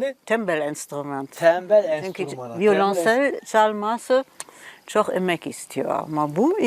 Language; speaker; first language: Turkish; non-native, learner; German